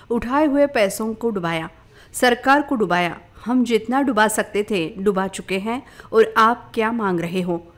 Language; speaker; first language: Hindi; non-native, local second language; Marathi